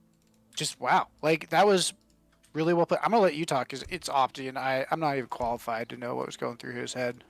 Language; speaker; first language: English; native; English